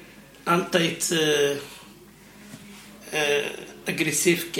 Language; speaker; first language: Dutch; non-native, learner; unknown